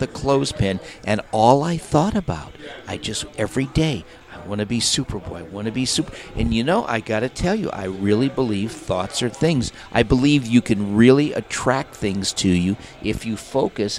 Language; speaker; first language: English; native; English